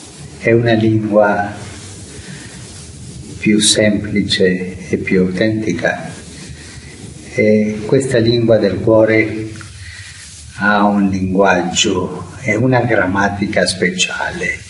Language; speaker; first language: Italian; non-native, fluent; Spanish